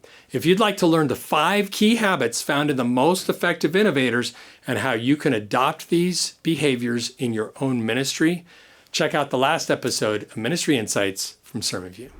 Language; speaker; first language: English; native; English